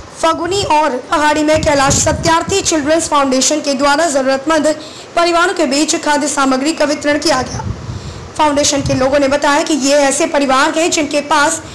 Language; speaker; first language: Hindi; native; Hindi